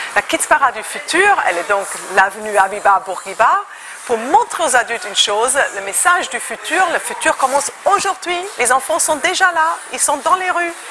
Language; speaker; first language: French; non-native, fluent; German